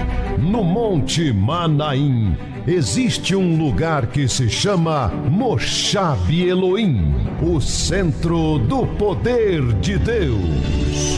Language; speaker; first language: Portuguese; native; Portuguese